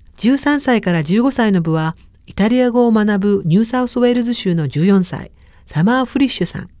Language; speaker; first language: Japanese; native; Japanese